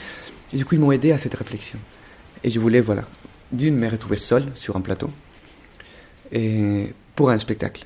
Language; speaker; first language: French; non-native, fluent; Spanish